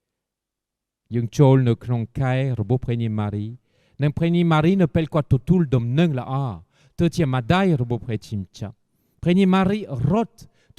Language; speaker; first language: Khmer; non-native, fluent; French